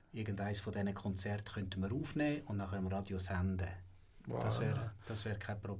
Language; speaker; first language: German; native; German